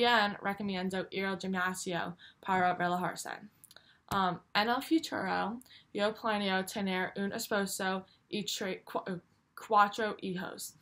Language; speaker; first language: Spanish; non-native, learner; English